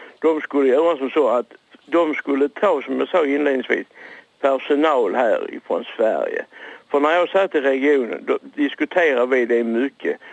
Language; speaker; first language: Swedish; native; Swedish